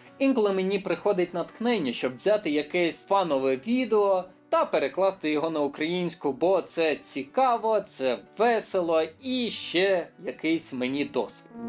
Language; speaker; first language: Ukrainian; native; Ukrainian